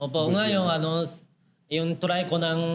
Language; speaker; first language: Filipino; non-native, learner; Japanese